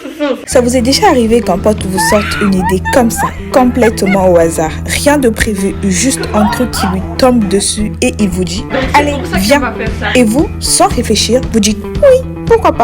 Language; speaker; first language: French; native; French